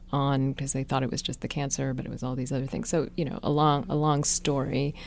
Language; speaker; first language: English; native; English